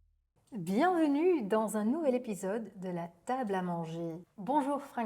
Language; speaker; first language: French; non-native, local second language; Dutch